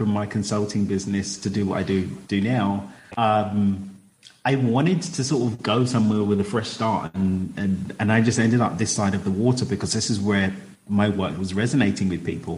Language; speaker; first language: English; native; English